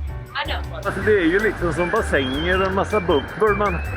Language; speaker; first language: Swedish; native; Swedish